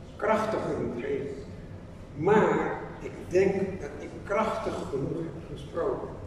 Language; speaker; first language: Dutch; non-native, fluent; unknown